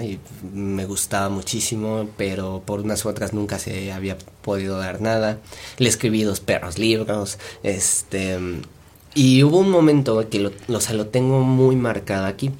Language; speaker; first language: Spanish; native; Spanish